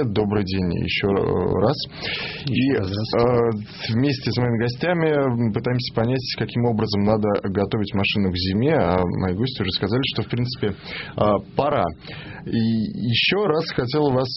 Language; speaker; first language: Russian; native; Russian